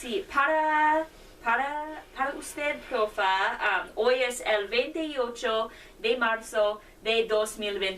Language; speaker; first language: Spanish; non-native, learner; English